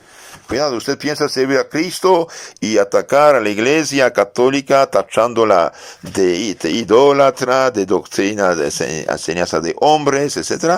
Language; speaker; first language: Spanish; non-native, fluent; French